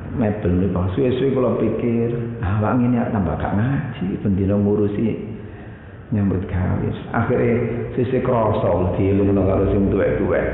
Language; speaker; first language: Javanese; native; Javanese